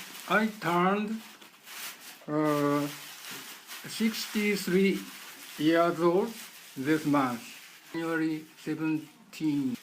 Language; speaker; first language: English; non-native, learner; Japanese